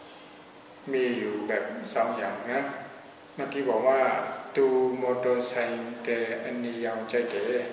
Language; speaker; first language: Thai; non-native, fluent; Burmese